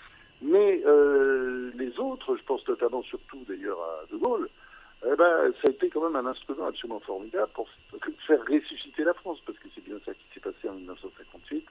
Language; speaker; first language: French; native; French